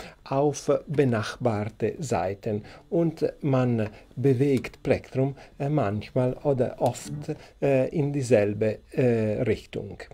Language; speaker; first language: German; non-native, learner; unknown